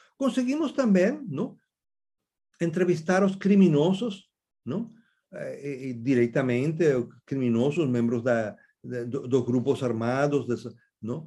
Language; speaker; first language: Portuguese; non-native, fluent; Spanish